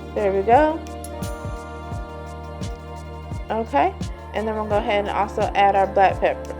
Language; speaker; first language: English; native; English